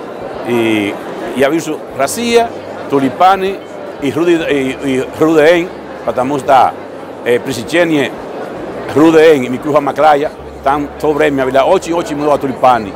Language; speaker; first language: Russian; non-native, fluent; Spanish